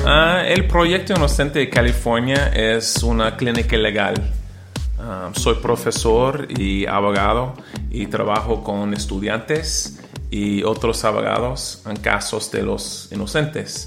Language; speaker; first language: Spanish; non-native, learner; English